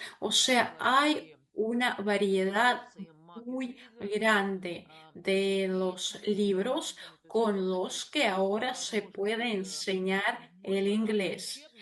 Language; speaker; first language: Spanish; non-native, fluent; Russian